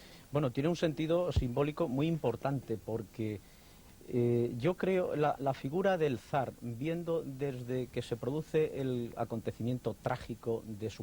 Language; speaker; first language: Spanish; native; Spanish